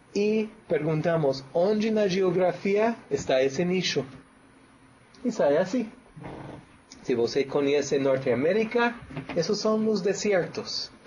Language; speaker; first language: Portuguese; non-native, fluent; English